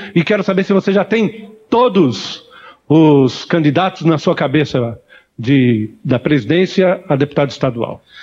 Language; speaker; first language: Portuguese; native; Portuguese